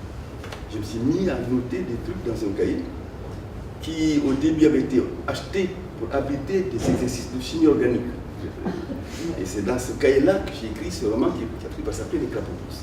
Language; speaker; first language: French; non-native, local second language; Fula